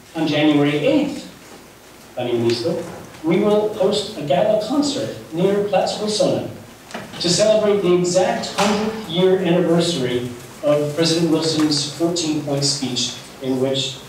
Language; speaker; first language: English; native; English